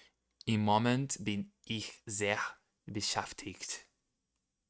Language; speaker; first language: German; non-native, learner; Portuguese